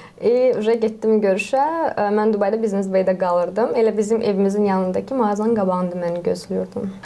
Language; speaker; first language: Azerbaijani; non-native, local second language; Lezghian